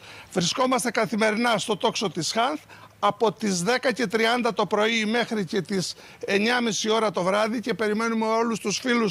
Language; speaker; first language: Greek; native; Greek